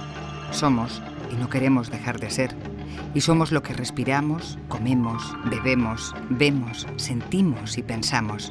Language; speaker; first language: Spanish; native; Spanish